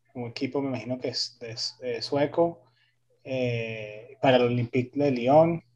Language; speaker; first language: Spanish; early bilingual, heritage; Spanish